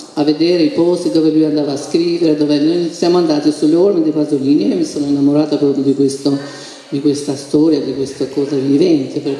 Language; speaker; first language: Italian; non-native, fluent; Albanian